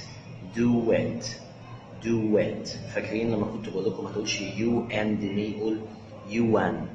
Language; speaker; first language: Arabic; native; Arabic